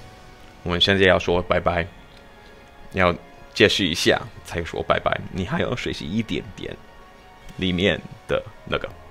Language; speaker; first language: Chinese; non-native, fluent; English